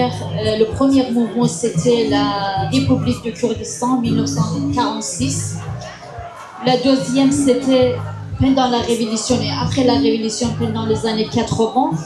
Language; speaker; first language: French; non-native, fluent; Kurdish